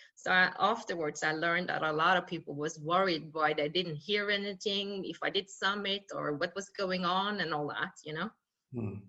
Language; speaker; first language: English; non-native, fluent; Norwegian